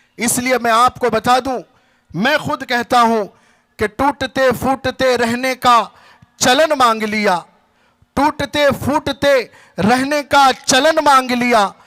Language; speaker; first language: Urdu; native; Urdu